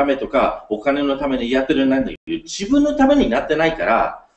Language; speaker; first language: Japanese; non-native, fluent; English